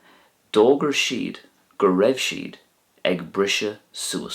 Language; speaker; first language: Irish; non-native, local second language; English